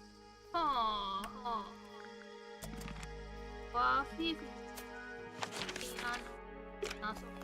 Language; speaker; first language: Japanese; non-native, learner; Chinese